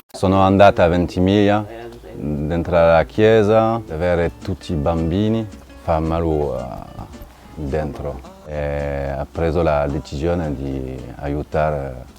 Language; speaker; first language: Italian; non-native, learner; French